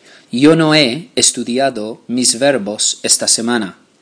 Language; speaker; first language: Spanish; non-native, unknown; English